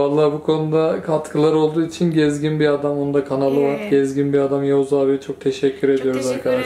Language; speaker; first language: Turkish; native; Turkish